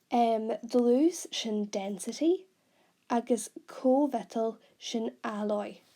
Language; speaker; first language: Irish; non-native, local second language; English